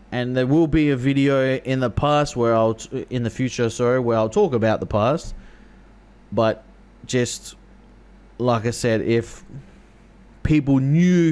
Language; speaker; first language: English; native; English